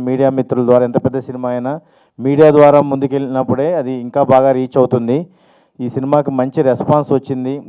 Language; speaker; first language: Telugu; native; Telugu